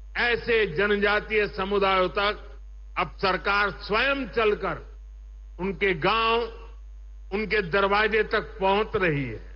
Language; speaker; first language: Hindi; non-native, local second language; Gujarati